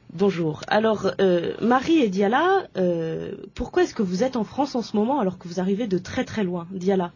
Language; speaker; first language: French; native; French